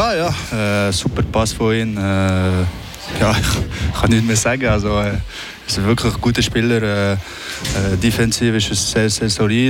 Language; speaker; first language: German; non-native, local second language; French